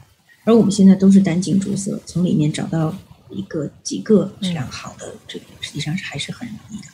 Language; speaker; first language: Chinese; native; Chinese